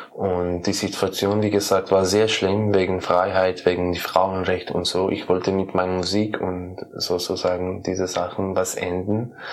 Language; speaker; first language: German; non-native, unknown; Persian